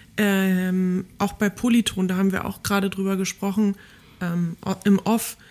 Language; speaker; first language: German; early bilingual, other home language; Polish